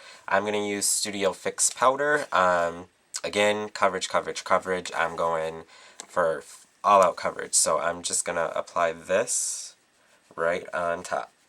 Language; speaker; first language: English; native; English